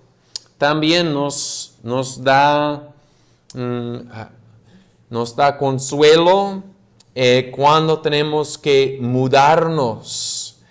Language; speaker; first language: Spanish; non-native, fluent; English